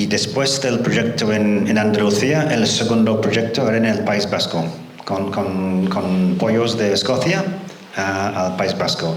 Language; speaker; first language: Spanish; non-native, fluent; English